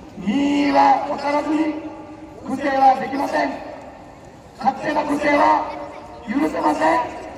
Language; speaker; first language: Japanese; non-native, fluent; Marathi